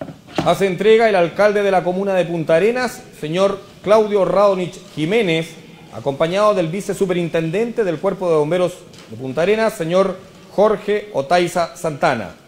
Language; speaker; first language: Spanish; native; Spanish